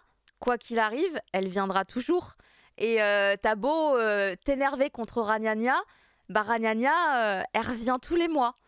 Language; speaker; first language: French; native; French